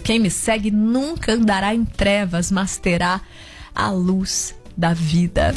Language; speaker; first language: Portuguese; native; Portuguese